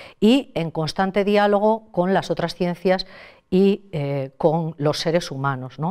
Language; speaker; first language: Spanish; native; Spanish